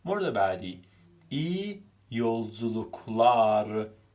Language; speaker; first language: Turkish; non-native, fluent; Persian